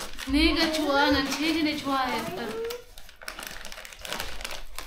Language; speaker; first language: Korean; non-native, fluent; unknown